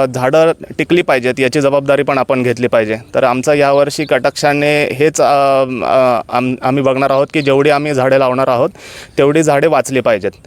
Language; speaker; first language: Marathi; native; Marathi